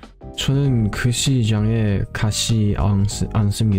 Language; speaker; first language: Korean; non-native, learner; English